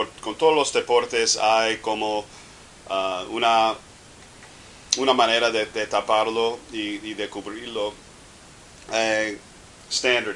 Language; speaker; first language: Spanish; non-native, fluent; English